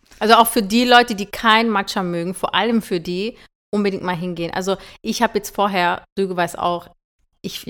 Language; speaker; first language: German; early bilingual, other home language; Turkish